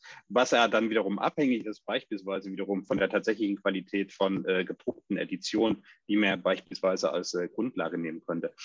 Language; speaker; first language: German; native; German